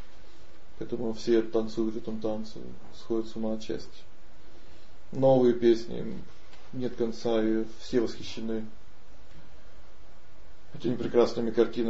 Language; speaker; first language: Russian; native; Russian